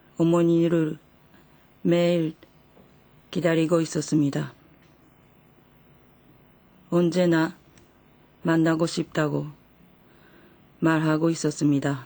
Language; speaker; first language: Korean; non-native, fluent; Japanese